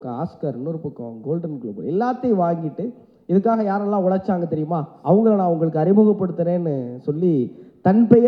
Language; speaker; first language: Tamil; native; Tamil